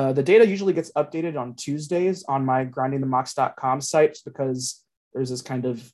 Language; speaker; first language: English; native; English